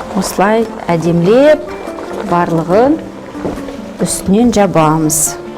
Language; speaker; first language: Kazakh; non-native, local second language; Russian